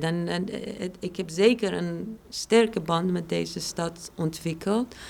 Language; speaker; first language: Dutch; non-native, fluent; Persian